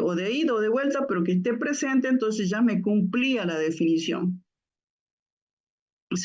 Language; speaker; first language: Spanish; native; Spanish